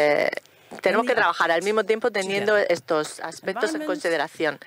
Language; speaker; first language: Spanish; non-native, fluent; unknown